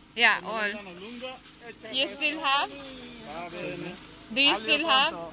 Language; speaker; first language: English; non-native, learner; Filipino